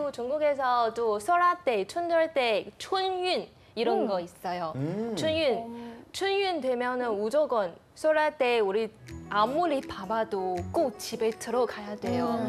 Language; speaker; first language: Korean; non-native, fluent; Chinese